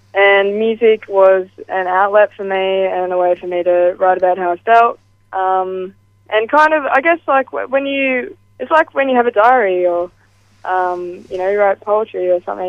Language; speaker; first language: English; native; English